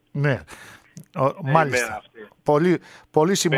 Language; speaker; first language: Greek; native; Greek